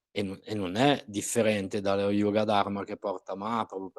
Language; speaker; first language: Italian; native; Italian